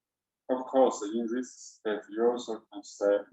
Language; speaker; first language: English; non-native, learner; Chinese